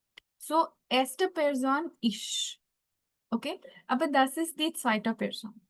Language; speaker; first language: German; non-native, fluent; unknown